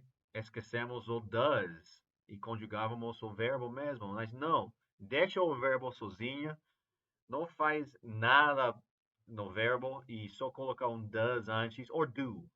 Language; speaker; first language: Portuguese; non-native, fluent; English